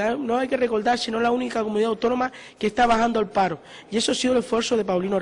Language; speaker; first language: Spanish; native; Spanish